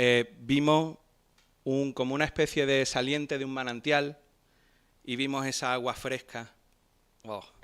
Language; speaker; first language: Spanish; native; Spanish